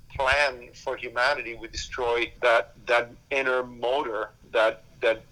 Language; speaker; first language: English; early bilingual, other home language; Spanish